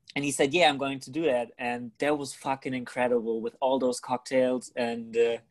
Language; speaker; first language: English; non-native, fluent; German